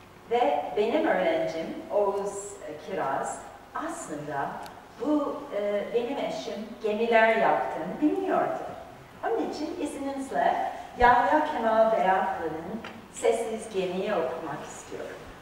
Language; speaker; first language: Turkish; non-native, fluent; English